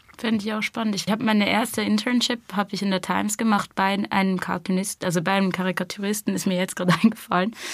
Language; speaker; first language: German; non-native, fluent; English